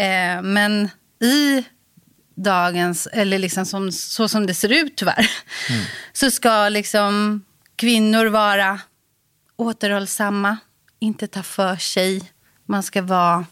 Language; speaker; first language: Swedish; native; Swedish